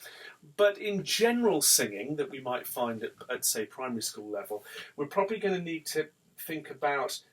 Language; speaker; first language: English; native; English